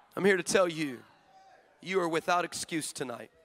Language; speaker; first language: English; native; English